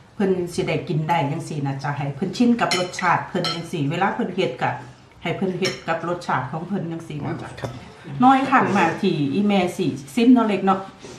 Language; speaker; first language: Thai; native; Thai